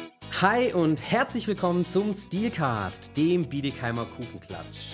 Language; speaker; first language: German; native; German